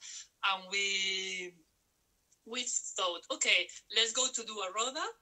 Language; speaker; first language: English; non-native, learner; Spanish